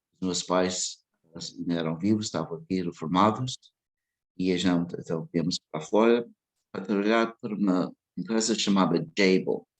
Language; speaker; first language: Portuguese; early bilingual, heritage; English